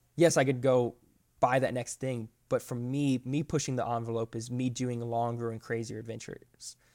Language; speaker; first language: English; native; English